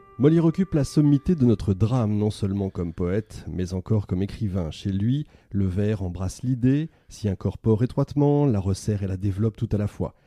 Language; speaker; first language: French; native; French